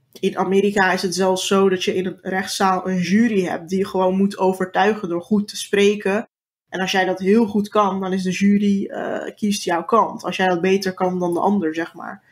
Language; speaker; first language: Dutch; early bilingual, other home language; Turkish